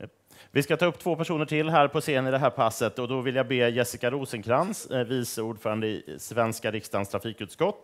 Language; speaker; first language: Swedish; native; Swedish